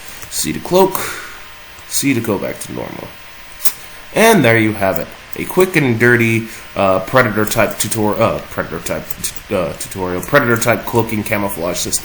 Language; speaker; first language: English; native; English